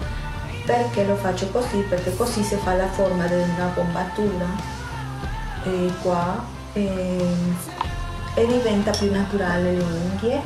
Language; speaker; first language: Italian; non-native, fluent; Spanish